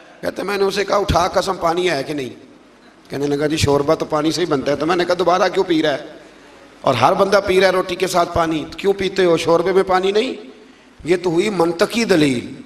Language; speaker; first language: Urdu; non-native, local second language; Punjabi